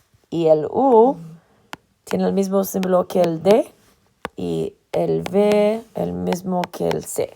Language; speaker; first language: Spanish; non-native, fluent; English